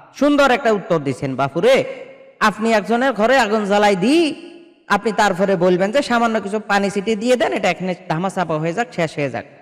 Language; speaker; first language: Bangla; native; Bangla